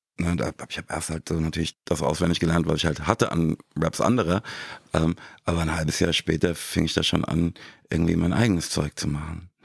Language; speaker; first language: German; native; German